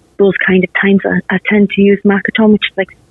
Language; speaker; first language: English; native; English